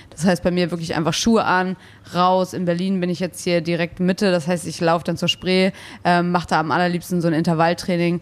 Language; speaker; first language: German; early bilingual, other home language; English